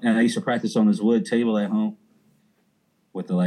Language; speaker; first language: English; early bilingual, other home language; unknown